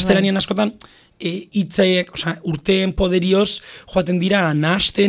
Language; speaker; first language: Basque; native; Basque